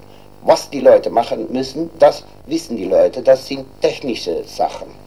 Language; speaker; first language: German; non-native, learner; Dutch